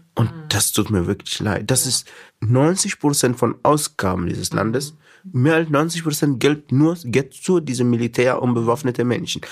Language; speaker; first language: German; non-native, fluent; Arabic